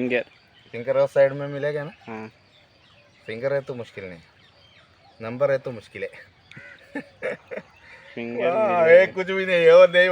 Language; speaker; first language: Hindi; non-native, local second language; Malayalam